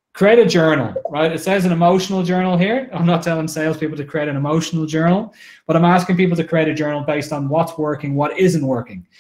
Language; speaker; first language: English; native; English